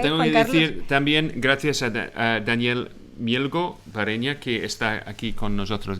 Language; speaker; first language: Spanish; non-native, fluent; English